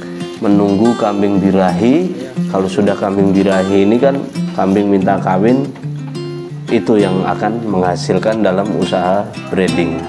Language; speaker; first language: Indonesian; non-native, local second language; Javanese